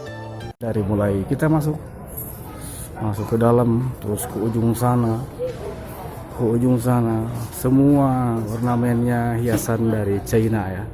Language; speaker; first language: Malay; non-native, local second language; Sundanese